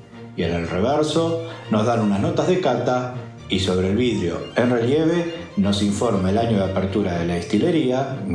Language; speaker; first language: Spanish; native; Spanish